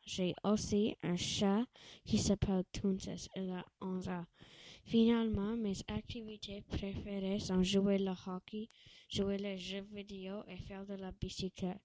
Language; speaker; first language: French; non-native, learner; English